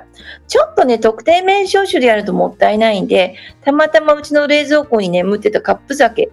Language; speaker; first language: Japanese; native; Japanese